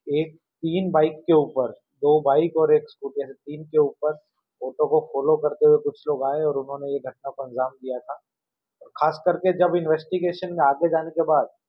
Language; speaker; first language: Hindi; non-native, local second language; Marathi